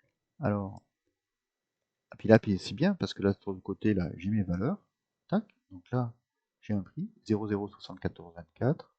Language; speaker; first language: French; native; French